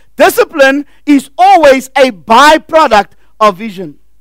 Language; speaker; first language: English; non-native, local second language; Afrikaans